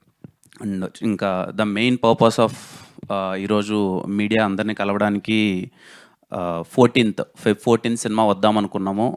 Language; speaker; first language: Telugu; native; Telugu